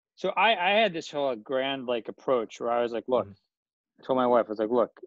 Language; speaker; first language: English; native; English